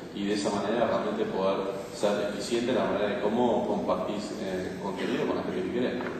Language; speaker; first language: Spanish; native; Spanish